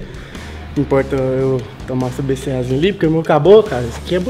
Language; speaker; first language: Portuguese; native; Portuguese